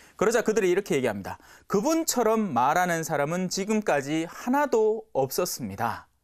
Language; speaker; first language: Korean; native; Korean